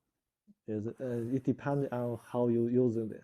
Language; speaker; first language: English; non-native, learner; Chinese